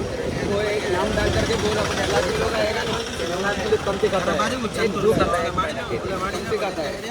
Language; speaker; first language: Hindi; non-native, local second language; Malayalam